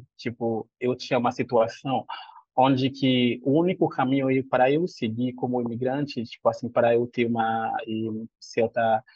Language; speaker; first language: Portuguese; non-native, fluent; Haitian Creole